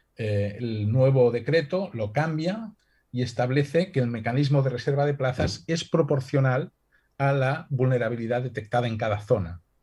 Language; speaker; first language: Spanish; non-native, local second language; Catalan